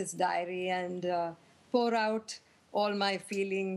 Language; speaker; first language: English; non-native, local second language; Tamil